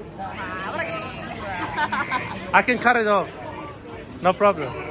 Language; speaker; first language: English; non-native, learner; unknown